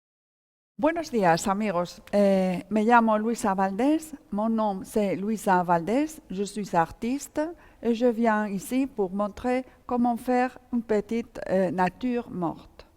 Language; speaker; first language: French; non-native, fluent; Spanish